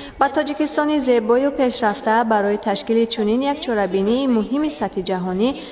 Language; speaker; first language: Tajik; non-native, learner; Shona